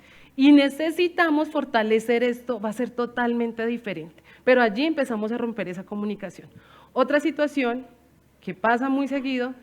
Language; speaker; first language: Spanish; native; Spanish